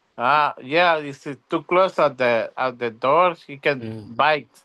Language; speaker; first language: English; non-native, learner; Spanish